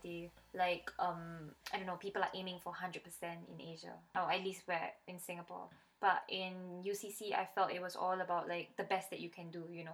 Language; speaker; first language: English; native; English